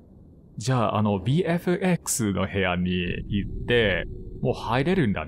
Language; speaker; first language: Japanese; non-native, fluent; English